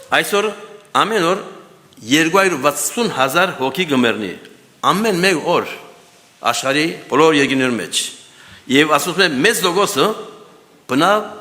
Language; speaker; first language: Armenian; early bilingual, heritage; Armenian